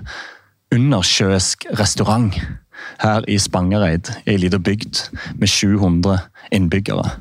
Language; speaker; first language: Norwegian; native; Norwegian